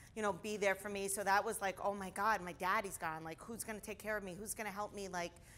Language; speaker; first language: English; native; English